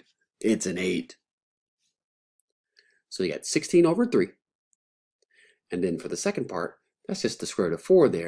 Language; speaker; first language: English; native; English